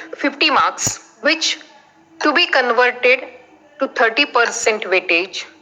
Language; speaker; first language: English; non-native, local second language; Marathi